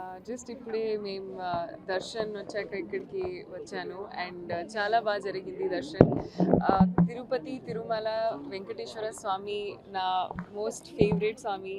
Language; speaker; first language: Telugu; non-native, local second language; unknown